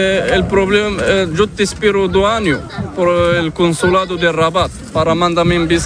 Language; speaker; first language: Spanish; non-native, learner; Arabic